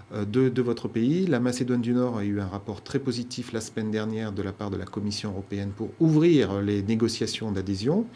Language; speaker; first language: French; native; French